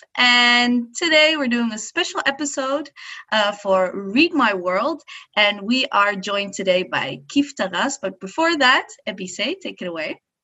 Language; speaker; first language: English; non-native, fluent; Arabic